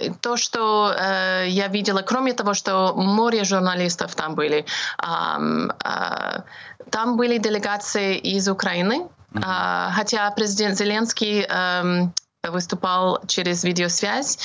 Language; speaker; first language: Russian; non-native, fluent; English